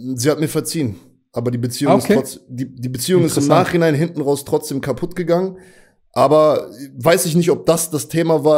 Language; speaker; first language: German; native; German